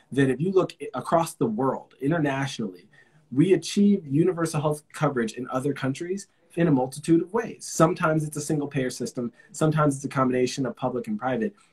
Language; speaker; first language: English; native; English